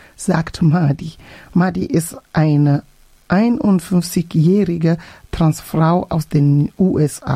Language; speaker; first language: German; non-native, fluent; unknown